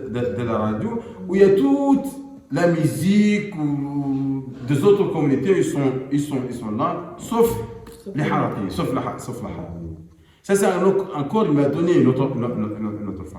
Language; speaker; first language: French; non-native, local second language; Arabic